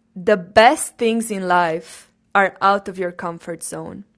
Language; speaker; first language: English; non-native, fluent; Romanian